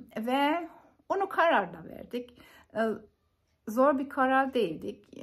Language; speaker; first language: Turkish; non-native, learner; German